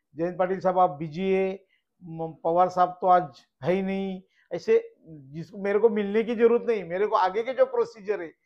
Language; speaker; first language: Hindi; non-native, local second language; Marathi